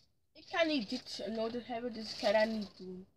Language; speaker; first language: Dutch; early bilingual, other home language; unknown